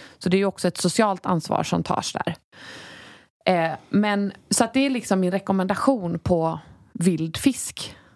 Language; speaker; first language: Swedish; native; Swedish